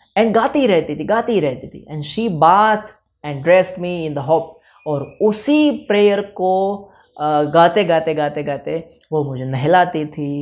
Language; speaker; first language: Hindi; non-native, local second language; Gujarati